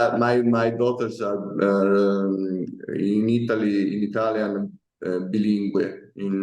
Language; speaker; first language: English; non-native, learner; Italian